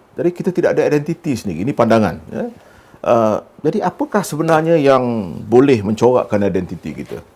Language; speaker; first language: Malay; native; Malay